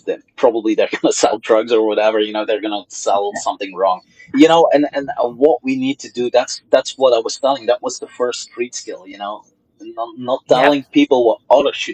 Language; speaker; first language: English; non-native, fluent; Dutch